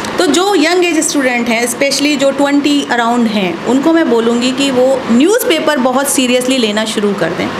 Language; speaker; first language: Hindi; native; Hindi